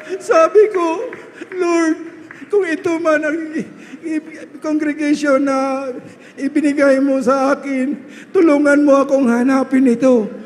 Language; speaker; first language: Filipino; non-native, local second language; Cebuano